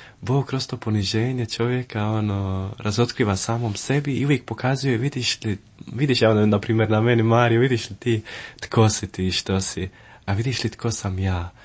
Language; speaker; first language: Croatian; early bilingual, heritage; Croatian